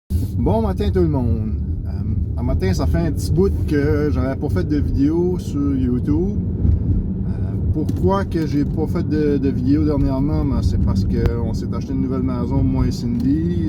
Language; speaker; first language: French; native; French